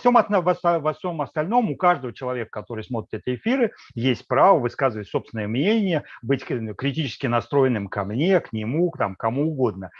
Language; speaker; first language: Russian; native; Russian